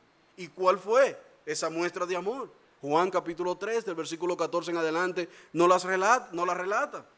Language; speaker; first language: Spanish; native; Spanish